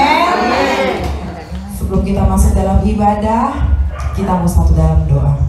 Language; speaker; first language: Indonesian; native; Indonesian